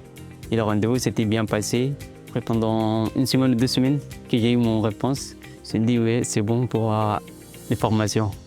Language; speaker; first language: French; non-native, learner; Arabic